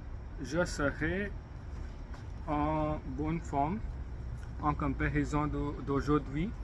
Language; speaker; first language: French; non-native, learner; English